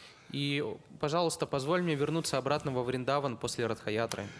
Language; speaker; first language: Russian; native; Russian